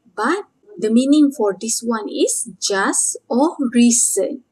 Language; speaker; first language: English; non-native, local second language; Malay